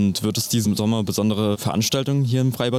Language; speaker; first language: German; native; German